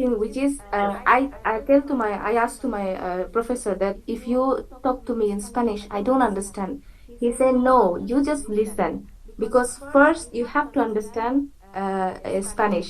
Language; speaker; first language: English; non-native, fluent; Bangla